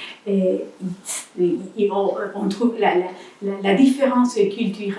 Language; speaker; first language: French; non-native, learner; Spanish